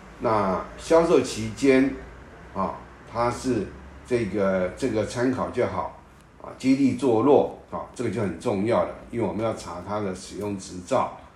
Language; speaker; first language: Chinese; native; Chinese